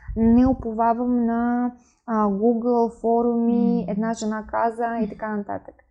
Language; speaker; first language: Bulgarian; non-native, fluent; Ukrainian